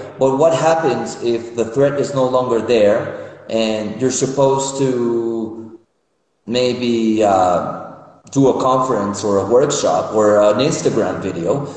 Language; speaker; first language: English; non-native, fluent; Spanish